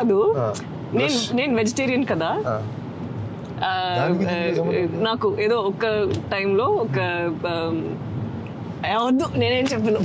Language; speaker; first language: Telugu; non-native, fluent; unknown